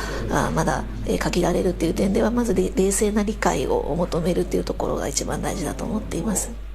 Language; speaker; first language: Japanese; native; Japanese